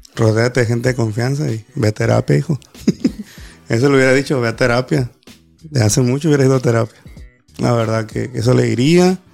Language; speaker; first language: Spanish; native; Spanish